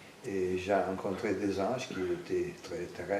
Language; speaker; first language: French; non-native, fluent; Italian